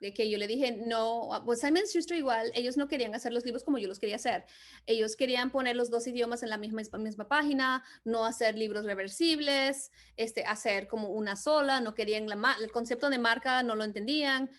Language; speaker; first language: Spanish; early bilingual, other home language; English